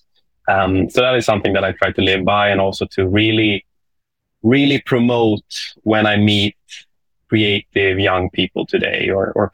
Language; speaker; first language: English; non-native, fluent; Swedish